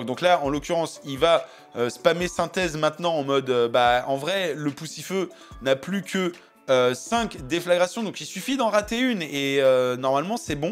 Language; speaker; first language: French; native; French